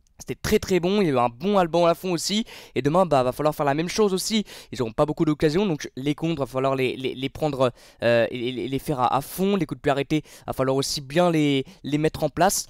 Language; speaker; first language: French; native; French